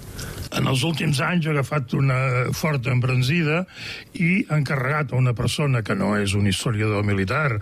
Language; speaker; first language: Catalan; native; Catalan